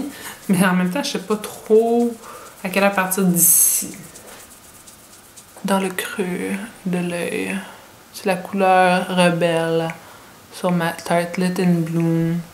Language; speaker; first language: French; native; French